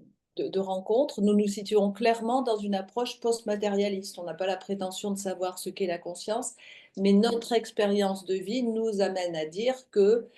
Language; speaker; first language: French; native; French